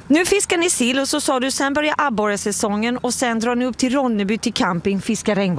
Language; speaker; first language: Swedish; native; Swedish